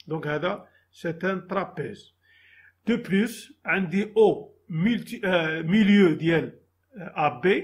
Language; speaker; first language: French; non-native, local second language; Arabic